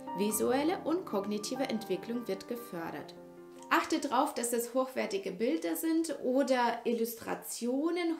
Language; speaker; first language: German; non-native, fluent; Russian